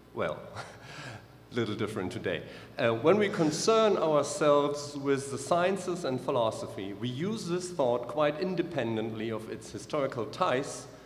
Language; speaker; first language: English; non-native, fluent; German